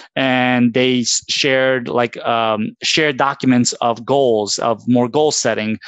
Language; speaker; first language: English; native; English